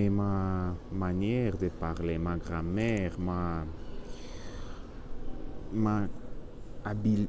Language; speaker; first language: French; non-native, learner; Spanish